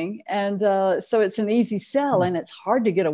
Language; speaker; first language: English; native; English